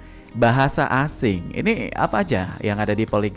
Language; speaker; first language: Indonesian; native; Indonesian